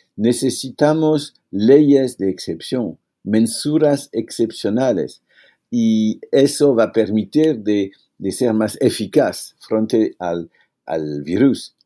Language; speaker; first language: Spanish; non-native, fluent; French